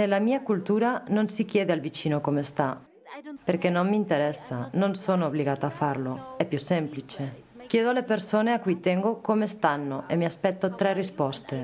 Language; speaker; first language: Italian; non-native, fluent; Polish